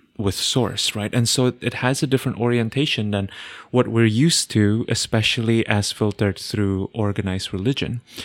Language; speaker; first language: English; non-native, fluent; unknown